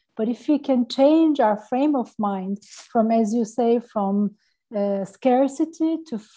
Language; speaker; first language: English; non-native, fluent; Turkish